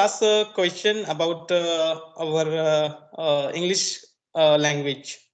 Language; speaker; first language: English; non-native, learner; Marathi